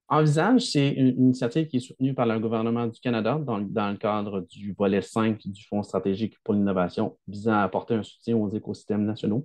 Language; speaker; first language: French; native; French